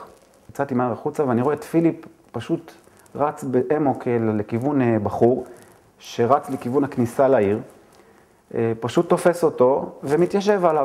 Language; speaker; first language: Hebrew; native; Hebrew